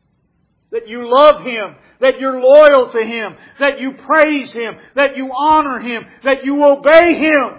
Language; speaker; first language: English; native; English